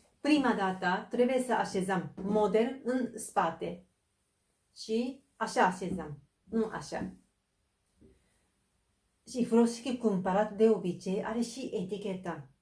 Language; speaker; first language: Romanian; non-native, fluent; Japanese